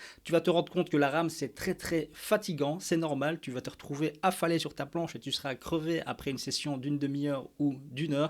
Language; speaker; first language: French; native; French